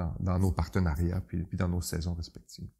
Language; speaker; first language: French; native; French